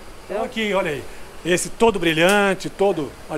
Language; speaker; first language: Portuguese; native; Portuguese